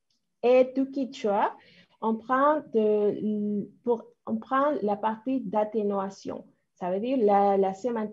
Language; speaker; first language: French; non-native, fluent; Spanish